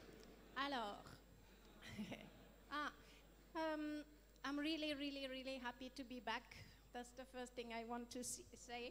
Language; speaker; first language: English; non-native, fluent; French